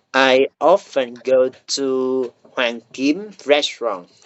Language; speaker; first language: English; non-native, learner; Vietnamese